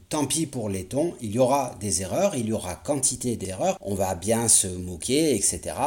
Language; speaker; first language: French; native; French